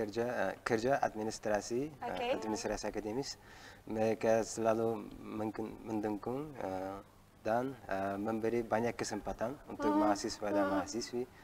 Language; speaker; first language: Indonesian; non-native, learner; Uzbek